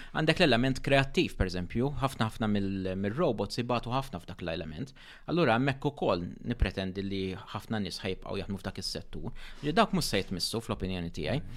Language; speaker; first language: Maltese; native; Maltese